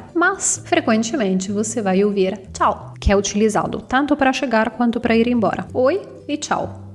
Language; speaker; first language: Portuguese; non-native, fluent; Italian